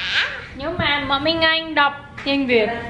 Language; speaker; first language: Vietnamese; early bilingual, heritage; English